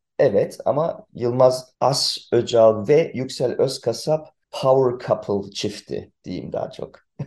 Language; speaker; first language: Turkish; early bilingual, heritage; Turkish